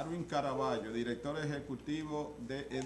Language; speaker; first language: Spanish; native; Spanish